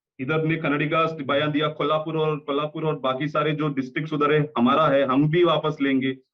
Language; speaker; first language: Hindi; non-native, local second language; Kannada